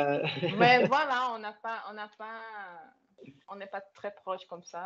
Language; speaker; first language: French; non-native, fluent; Portuguese